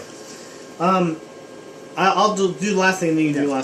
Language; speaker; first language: English; native; English